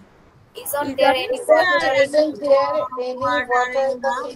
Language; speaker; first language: English; non-native, learner; Bangla